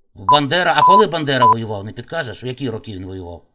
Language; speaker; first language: Ukrainian; native; Ukrainian